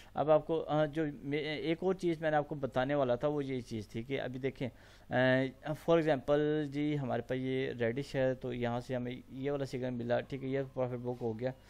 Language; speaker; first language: Urdu; non-native, local second language; Punjabi